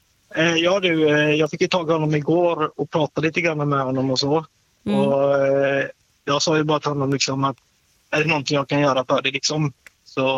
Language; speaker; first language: Swedish; native; Swedish